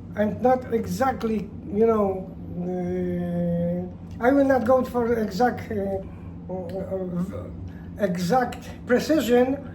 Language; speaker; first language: English; non-native, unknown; Polish